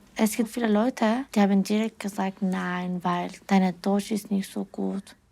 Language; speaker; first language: German; non-native, learner; Persian